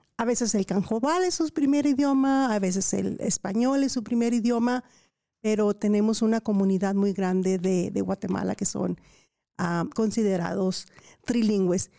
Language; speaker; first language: Spanish; native; Spanish